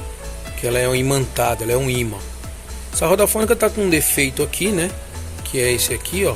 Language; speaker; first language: Portuguese; native; Portuguese